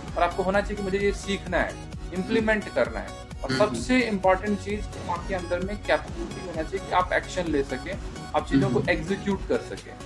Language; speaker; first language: Hindi; native; Hindi